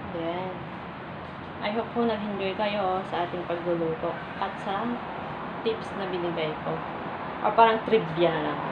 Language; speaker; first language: Filipino; non-native, local second language; Iloko